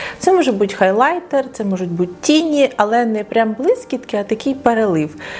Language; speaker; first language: Ukrainian; non-native, local second language; Russian